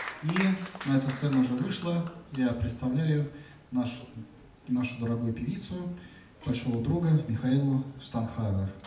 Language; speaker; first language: Russian; native; Russian